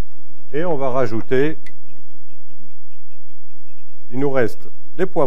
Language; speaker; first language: French; native; French